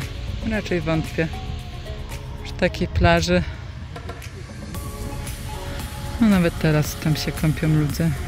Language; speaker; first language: Polish; native; Polish